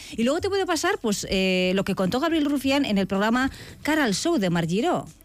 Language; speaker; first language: Spanish; native; Spanish